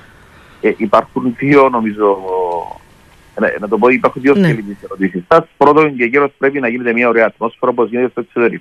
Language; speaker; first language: Greek; native; Greek